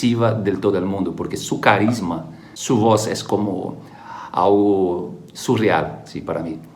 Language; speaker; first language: Spanish; non-native, fluent; Portuguese